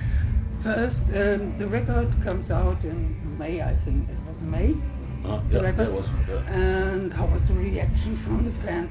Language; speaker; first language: English; non-native, learner; German